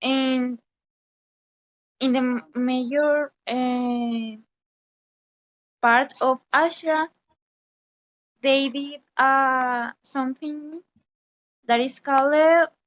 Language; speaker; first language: English; non-native, learner; Spanish